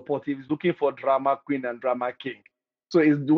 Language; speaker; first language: English; non-native, local second language; Igbo